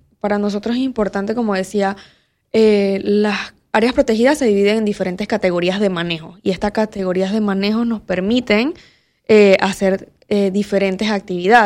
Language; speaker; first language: Spanish; native; Spanish